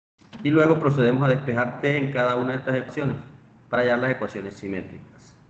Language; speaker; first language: Spanish; native; Spanish